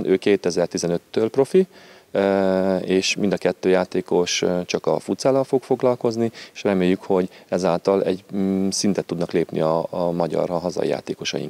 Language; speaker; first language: Hungarian; native; Hungarian